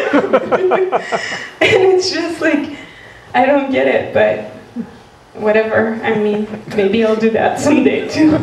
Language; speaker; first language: English; non-native, fluent; French